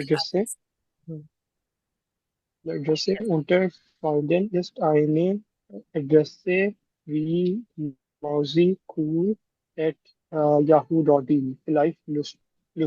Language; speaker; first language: German; non-native, learner; Urdu